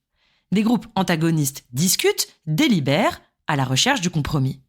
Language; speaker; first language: French; native; French